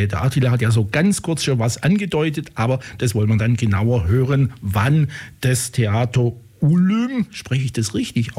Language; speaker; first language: German; native; German